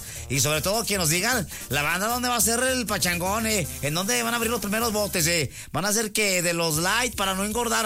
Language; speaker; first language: Spanish; native; Spanish